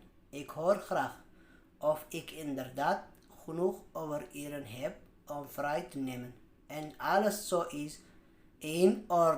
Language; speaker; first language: Dutch; non-native, fluent; Tigrinya